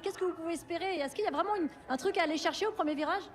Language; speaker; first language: French; native; French